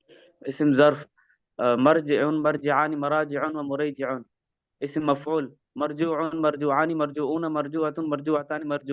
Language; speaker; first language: Arabic; non-native, learner; Urdu